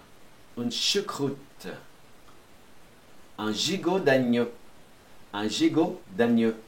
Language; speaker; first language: French; non-native, fluent; Portuguese